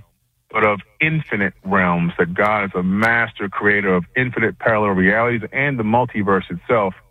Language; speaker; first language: English; native; English